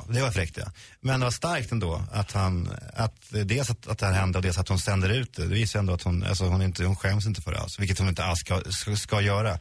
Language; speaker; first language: Swedish; native; Swedish